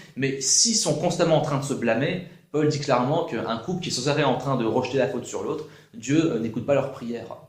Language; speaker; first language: French; native; French